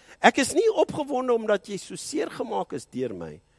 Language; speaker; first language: Afrikaans; early bilingual, heritage; Afrikaans